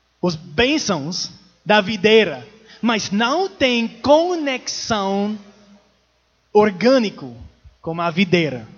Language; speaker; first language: Portuguese; non-native, learner; English